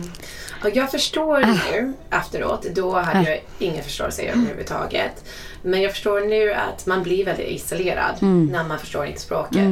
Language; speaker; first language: Swedish; non-native, fluent; English